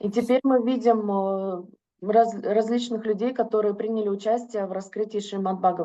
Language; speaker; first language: Russian; native; Russian